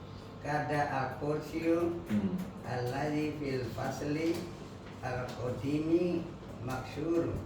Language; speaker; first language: Arabic; non-native, learner; Indonesian